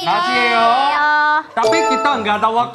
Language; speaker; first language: Indonesian; non-native, fluent; Korean